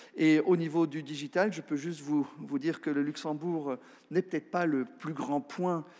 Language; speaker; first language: French; non-native, local second language; Luxembourgish